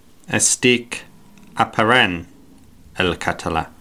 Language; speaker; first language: Catalan; non-native, learner; English